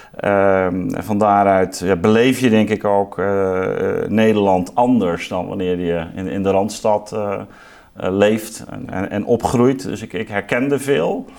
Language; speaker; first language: Dutch; native; Dutch